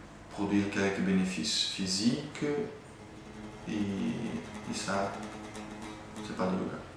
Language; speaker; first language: French; non-native, fluent; Portuguese